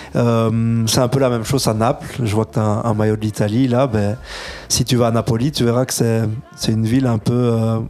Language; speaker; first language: French; early bilingual, other home language; Italian